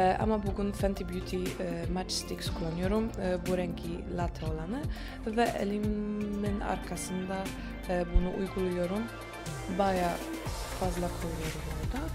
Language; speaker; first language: Turkish; non-native, fluent; Russian